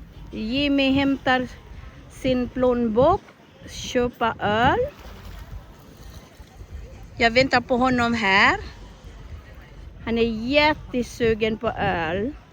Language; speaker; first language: Swedish; non-native, fluent; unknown